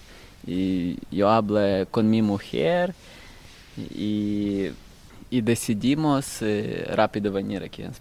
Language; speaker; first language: Spanish; non-native, learner; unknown